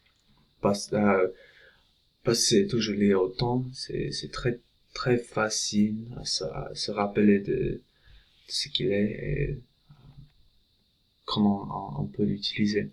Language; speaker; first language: French; non-native, fluent; English